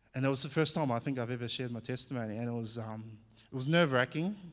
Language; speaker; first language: English; early bilingual, other home language; Fijian